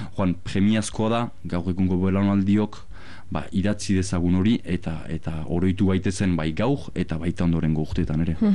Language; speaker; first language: Basque; native; Basque